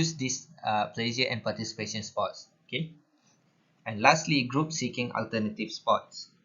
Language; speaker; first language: English; non-native, local second language; Malay